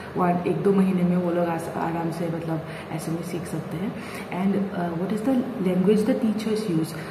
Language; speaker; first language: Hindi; non-native, local second language; Assamese